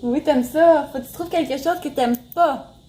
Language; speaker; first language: French; native; French